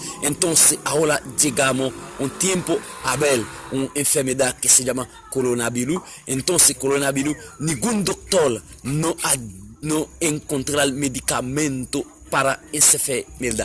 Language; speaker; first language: Spanish; non-native, learner; Haitian Creole